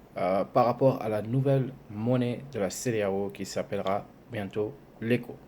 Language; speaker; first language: French; non-native, local second language; Wolof